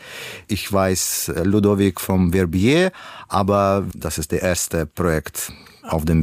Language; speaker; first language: German; non-native, learner; Russian